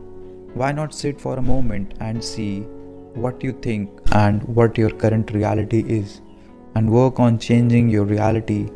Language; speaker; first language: English; non-native, local second language; Hindi